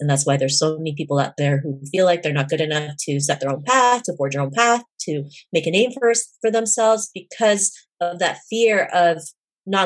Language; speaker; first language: English; native; English